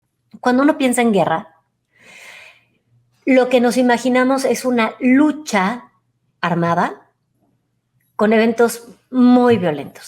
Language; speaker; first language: Spanish; native; Spanish